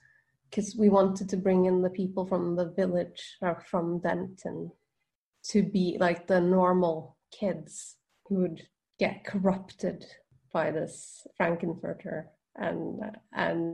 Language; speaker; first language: English; non-native, fluent; Norwegian